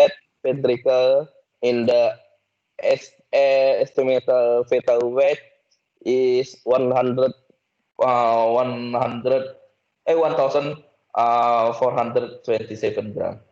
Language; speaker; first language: English; non-native, learner; Indonesian